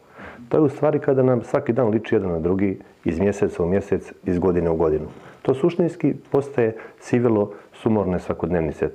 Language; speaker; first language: Serbian; native; Serbian